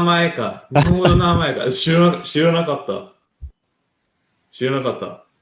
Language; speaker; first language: Japanese; non-native, learner; English